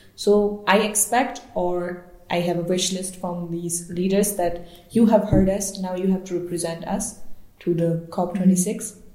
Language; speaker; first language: English; non-native, local second language; Baluchi